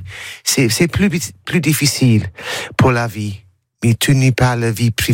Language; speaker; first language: French; non-native, learner; English